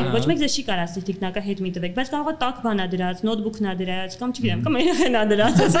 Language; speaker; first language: Armenian; native; Armenian